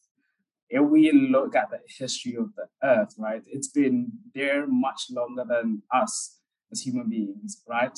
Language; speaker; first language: English; non-native, local second language; Akan